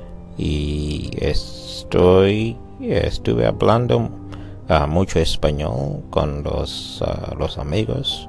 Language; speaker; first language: Spanish; non-native, learner; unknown